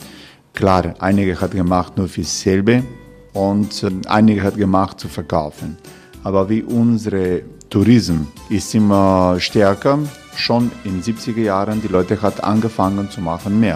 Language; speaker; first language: German; non-native, fluent; Croatian